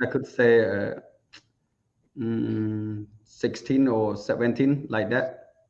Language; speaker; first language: English; non-native, learner; Khmer